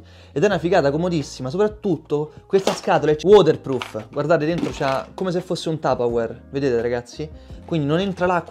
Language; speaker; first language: Italian; native; Italian